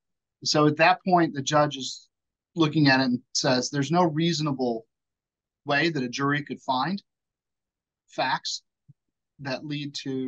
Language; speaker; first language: English; native; English